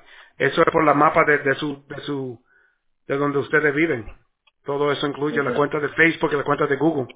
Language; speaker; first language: Spanish; early bilingual, heritage; Spanish